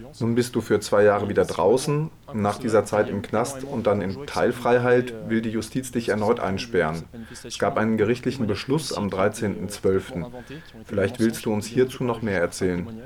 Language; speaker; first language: German; native; German